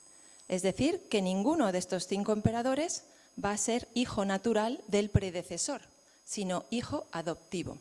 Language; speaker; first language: Spanish; native; Spanish